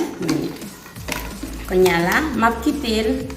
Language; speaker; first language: French; non-native, learner; Haitian Creole